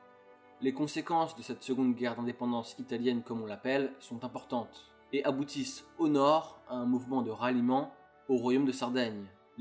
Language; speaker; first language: French; native; French